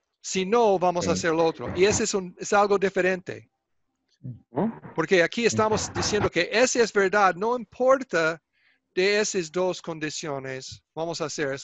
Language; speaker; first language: Spanish; non-native, fluent; English